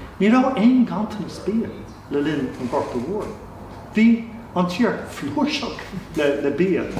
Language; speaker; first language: Irish; non-native, local second language; English